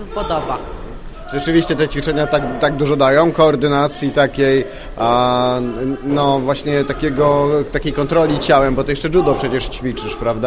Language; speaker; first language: Polish; native; Polish